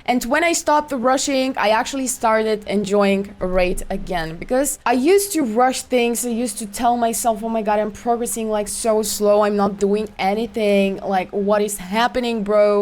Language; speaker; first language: English; non-native, fluent; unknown